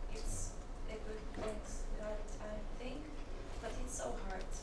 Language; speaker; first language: English; non-native, learner; Ukrainian